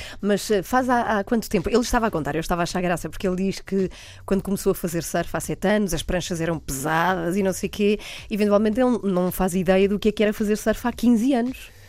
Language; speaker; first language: Portuguese; native; Portuguese